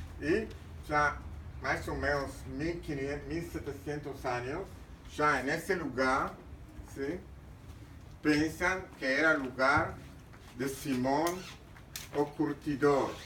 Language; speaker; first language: Portuguese; non-native, fluent; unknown